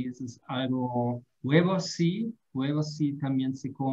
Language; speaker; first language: Spanish; non-native, fluent; German